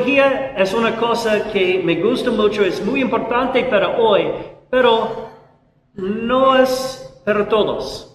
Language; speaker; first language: Spanish; non-native, learner; English